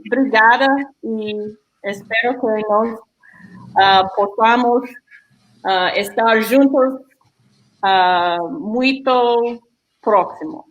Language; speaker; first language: Portuguese; non-native, fluent; English